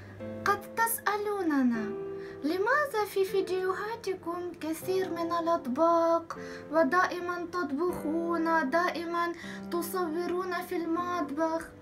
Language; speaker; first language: Arabic; non-native, fluent; Ukrainian